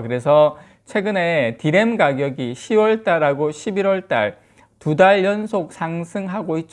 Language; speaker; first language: Korean; native; Korean